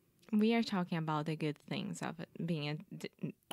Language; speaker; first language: English; non-native, fluent; Portuguese